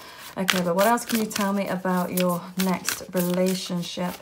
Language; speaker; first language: English; native; English